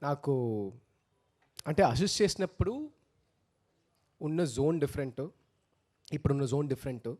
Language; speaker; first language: Telugu; early bilingual, heritage; Telugu